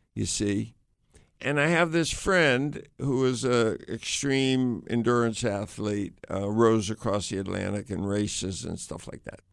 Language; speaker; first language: English; native; English